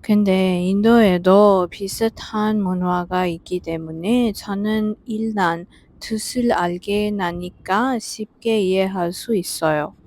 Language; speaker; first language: Korean; non-native, fluent; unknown